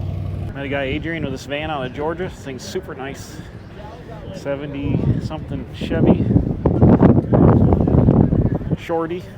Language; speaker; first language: English; native; English